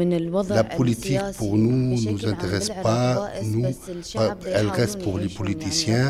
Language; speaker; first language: French; non-native, learner; Arabic